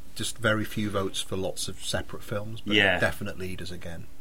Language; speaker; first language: English; native; English